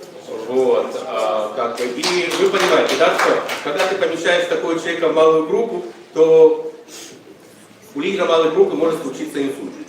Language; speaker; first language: Russian; native; Russian